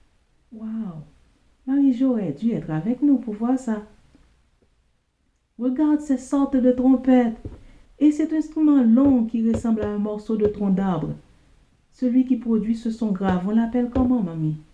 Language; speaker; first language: French; non-native, local second language; Haitian Creole